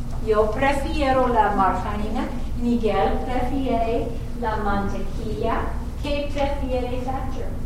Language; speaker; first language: Spanish; non-native, fluent; English